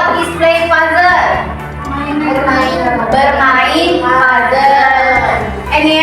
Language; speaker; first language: English; non-native, learner; Indonesian